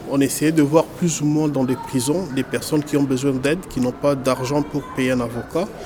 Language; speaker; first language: French; non-native, local second language; Lingala